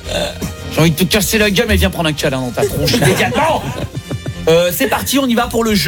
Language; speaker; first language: French; native; French